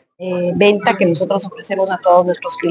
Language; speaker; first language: Spanish; native; Spanish